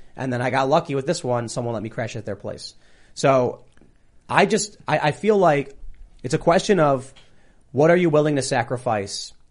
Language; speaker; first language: English; native; English